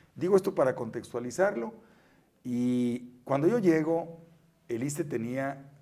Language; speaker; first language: Spanish; native; Spanish